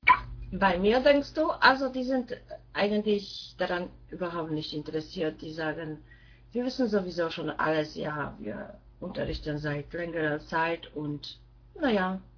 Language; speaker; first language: German; non-native, fluent; Polish